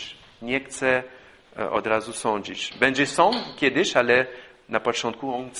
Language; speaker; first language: Polish; non-native, fluent; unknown